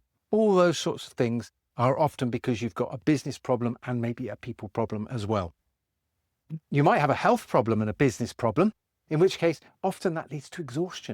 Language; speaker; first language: English; native; English